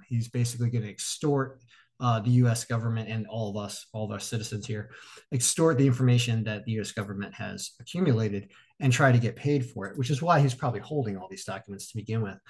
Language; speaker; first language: English; native; English